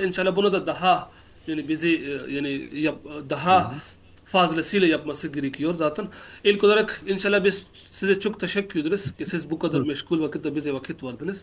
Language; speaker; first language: Turkish; non-native, learner; Urdu